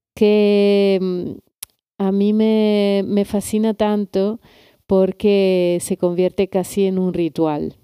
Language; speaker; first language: Spanish; non-native, fluent; Italian